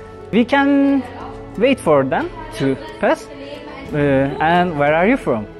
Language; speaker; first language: English; non-native, learner; Turkish